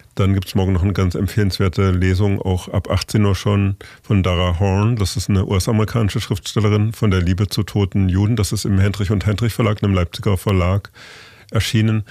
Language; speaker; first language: German; native; German